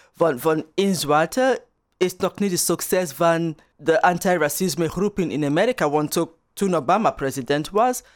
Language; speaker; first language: Dutch; non-native, fluent; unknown